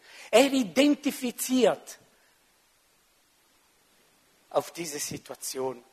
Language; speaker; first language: German; non-native, local second language; French